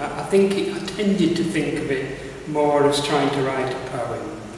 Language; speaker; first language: English; native; English